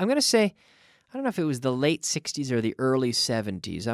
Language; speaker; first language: English; native; English